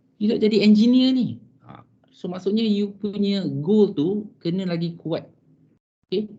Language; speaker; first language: Malay; native; Malay